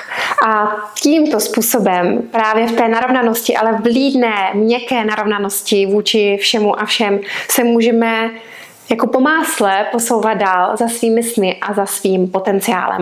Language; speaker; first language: Czech; native; Czech